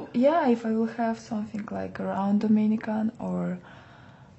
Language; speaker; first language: English; non-native, learner; Russian